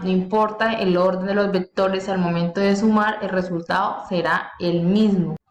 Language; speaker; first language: Spanish; native; Spanish